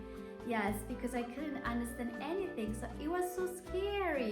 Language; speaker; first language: English; non-native, fluent; Japanese